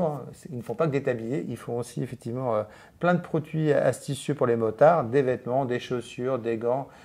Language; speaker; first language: French; native; French